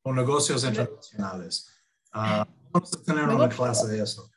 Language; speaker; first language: Spanish; non-native, fluent; English